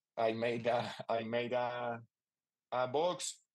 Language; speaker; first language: English; non-native, fluent; Spanish